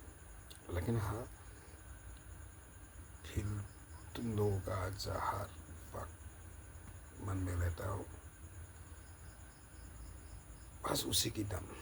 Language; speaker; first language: Hindi; non-native, local second language; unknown